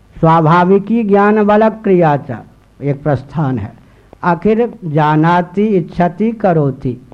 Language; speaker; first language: Hindi; native; Hindi